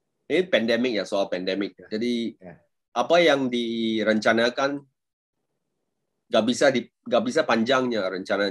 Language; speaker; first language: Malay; non-native, local second language; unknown